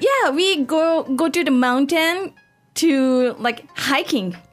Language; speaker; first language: English; non-native, fluent; Japanese